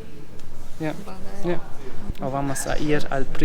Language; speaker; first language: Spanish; non-native, learner; German